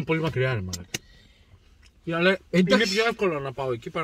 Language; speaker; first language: Greek; native; Greek